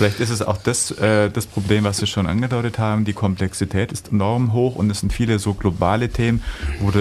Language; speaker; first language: German; native; German